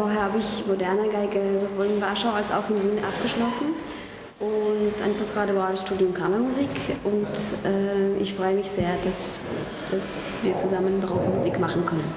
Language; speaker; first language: German; non-native, fluent; Polish